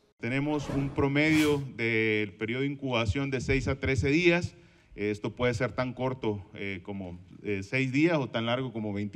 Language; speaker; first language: Spanish; native; Spanish